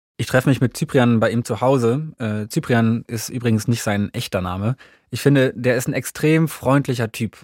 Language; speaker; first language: German; native; German